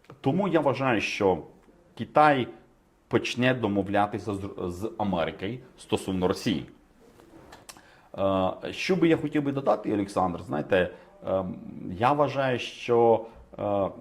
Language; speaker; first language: Ukrainian; non-native, fluent; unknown